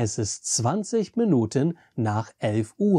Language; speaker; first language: German; non-native, fluent; English